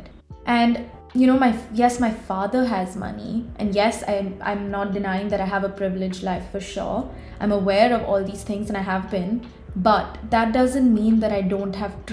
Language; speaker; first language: English; non-native, local second language; Hindi